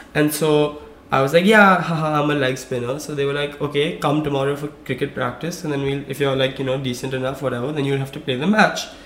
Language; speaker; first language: English; non-native, local second language; Hindi